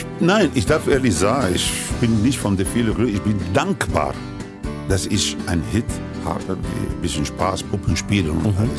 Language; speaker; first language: German; non-native, fluent; Spanish